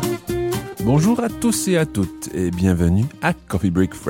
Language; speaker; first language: French; non-native, fluent; English